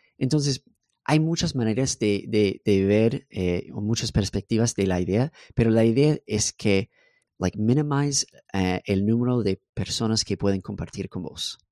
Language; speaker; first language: Spanish; non-native, fluent; English